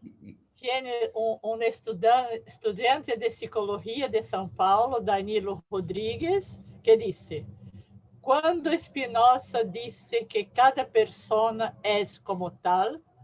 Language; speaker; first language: Spanish; non-native, learner; Portuguese